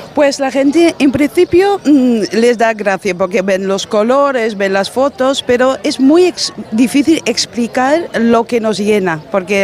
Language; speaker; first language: Spanish; non-native, fluent; Dutch